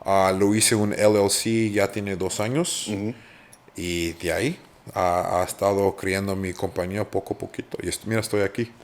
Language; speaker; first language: Spanish; early bilingual, heritage; Spanish